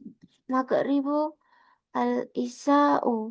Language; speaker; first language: Arabic; non-native, learner; Indonesian